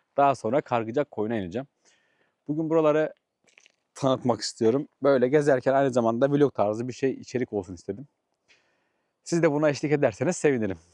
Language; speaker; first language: Turkish; native; Turkish